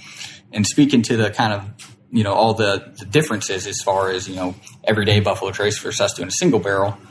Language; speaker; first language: English; native; English